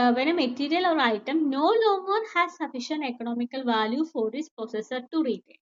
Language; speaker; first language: English; non-native, local second language; Malayalam